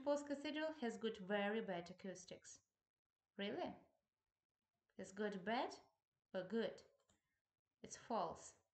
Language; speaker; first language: English; non-native, fluent; Ukrainian